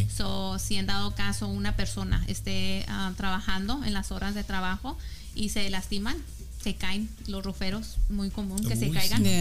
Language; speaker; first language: Spanish; early bilingual, heritage; Spanish